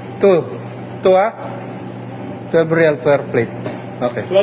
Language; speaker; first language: English; non-native, learner; Filipino